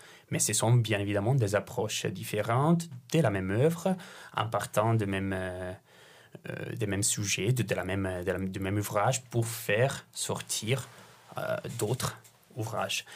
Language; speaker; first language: French; non-native, fluent; Italian